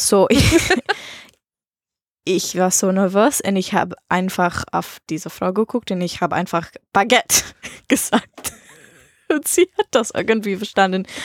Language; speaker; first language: German; non-native, learner; English